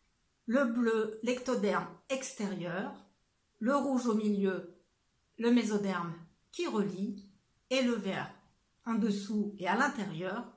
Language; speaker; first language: French; native; French